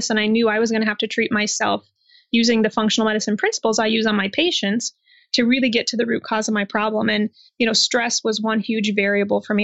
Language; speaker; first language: English; native; English